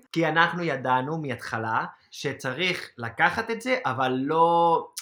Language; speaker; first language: Hebrew; non-native, fluent; Spanish